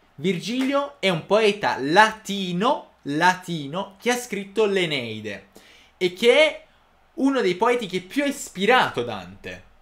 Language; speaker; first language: Portuguese; non-native, fluent; Italian